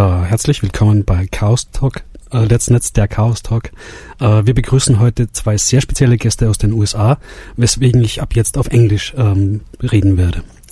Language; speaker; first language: German; native; German